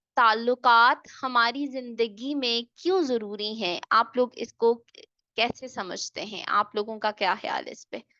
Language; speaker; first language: Urdu; native; Urdu